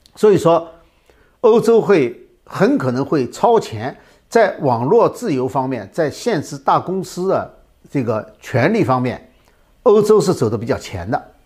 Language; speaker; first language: Chinese; native; Chinese